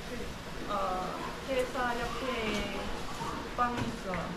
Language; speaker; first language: Korean; non-native, learner; Lao